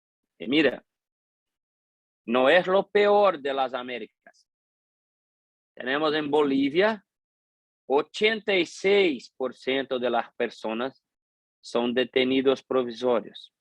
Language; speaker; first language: Spanish; non-native, fluent; Portuguese